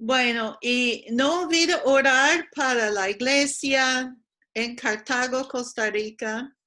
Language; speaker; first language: Spanish; non-native, fluent; English